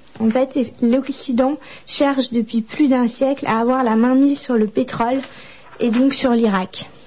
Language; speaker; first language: French; native; French